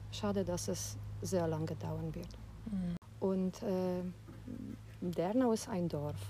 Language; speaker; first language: German; non-native, fluent; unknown